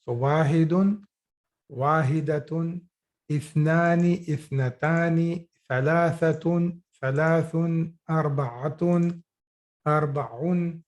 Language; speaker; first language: Arabic; non-native, fluent; Urdu